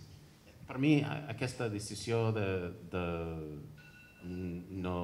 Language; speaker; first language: Catalan; non-native, fluent; English